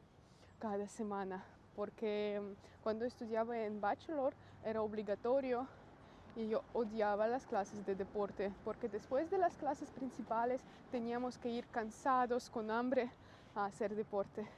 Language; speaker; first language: Spanish; non-native, fluent; Russian